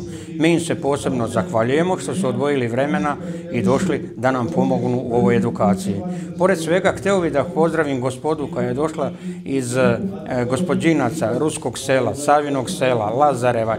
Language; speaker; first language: Serbian; native; Serbian